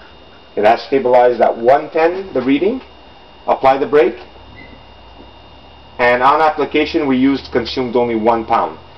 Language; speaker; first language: English; non-native, local second language; French